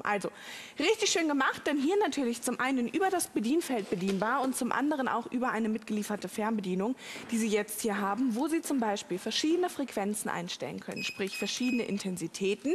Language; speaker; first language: German; native; German